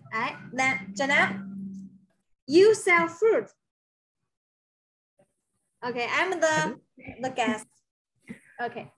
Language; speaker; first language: English; non-native, fluent; Chinese